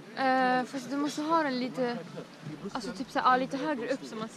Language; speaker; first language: Swedish; early bilingual, other home language; Russian